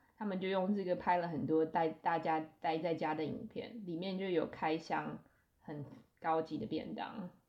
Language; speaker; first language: Chinese; native; Chinese